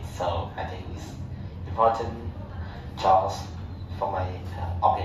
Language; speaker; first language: English; non-native, learner; Vietnamese